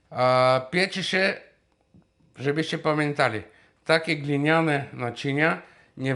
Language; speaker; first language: Polish; non-native, fluent; Bulgarian